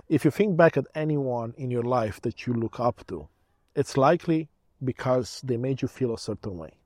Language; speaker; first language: English; early bilingual, other home language; Romanian